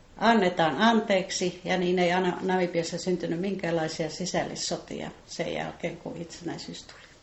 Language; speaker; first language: Finnish; native; Finnish